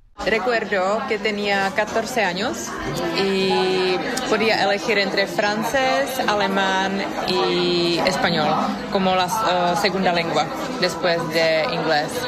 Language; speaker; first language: Spanish; non-native, fluent; Czech